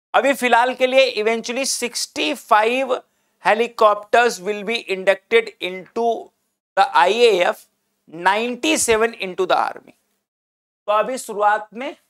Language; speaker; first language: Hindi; native; Hindi